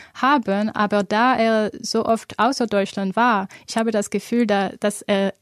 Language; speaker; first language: German; non-native, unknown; French